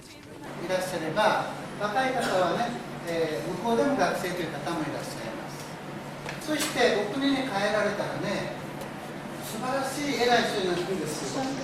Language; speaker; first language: Japanese; native; Japanese